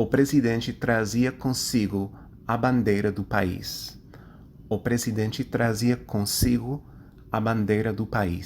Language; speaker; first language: Portuguese; non-native, fluent; English